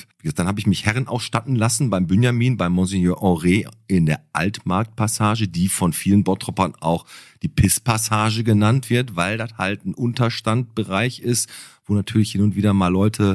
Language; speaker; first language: German; native; German